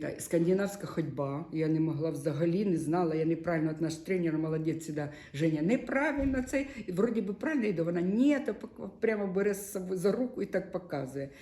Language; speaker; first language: Ukrainian; non-native, local second language; Russian